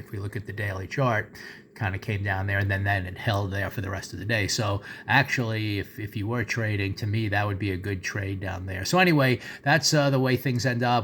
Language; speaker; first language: English; native; English